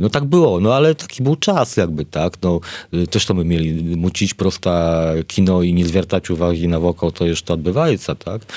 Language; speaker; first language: Polish; non-native, learner; Belarusian